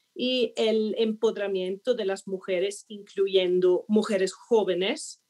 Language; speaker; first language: Spanish; non-native, fluent; Swedish